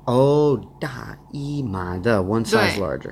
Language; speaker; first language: Chinese; non-native, learner; English